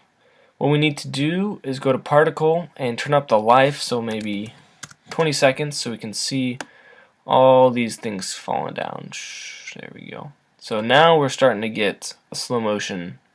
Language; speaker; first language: English; native; English